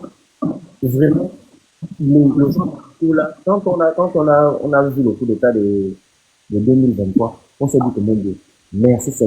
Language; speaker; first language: French; non-native, local second language; Fang